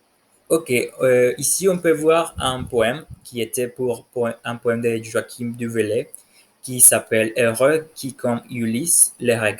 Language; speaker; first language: French; non-native, learner; Spanish